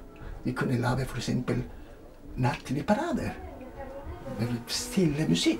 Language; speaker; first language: Norwegian; non-native, fluent; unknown